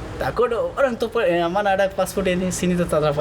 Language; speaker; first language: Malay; non-native, learner; Bangla